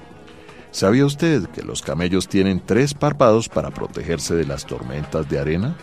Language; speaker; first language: Spanish; native; Spanish